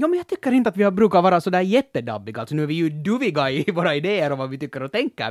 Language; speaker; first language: Swedish; native; Swedish